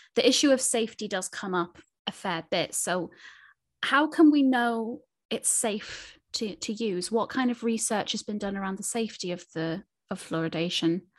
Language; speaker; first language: English; native; English